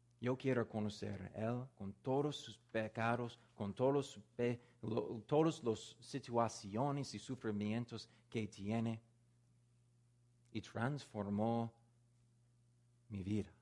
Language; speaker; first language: Spanish; non-native, learner; English